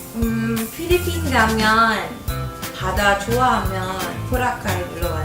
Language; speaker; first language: Korean; non-native, learner; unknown